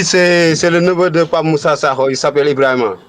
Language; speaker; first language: French; non-native, local second language; Wolof